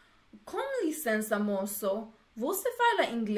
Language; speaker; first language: Portuguese; non-native, learner; English